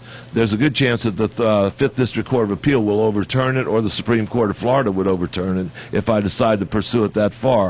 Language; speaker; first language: English; native; English